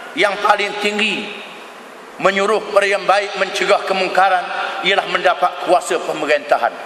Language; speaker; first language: Malay; native; Malay